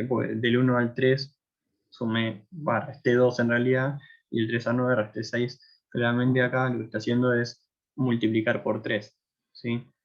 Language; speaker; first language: Spanish; native; Spanish